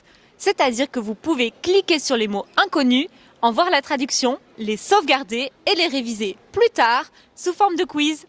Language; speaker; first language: French; native; French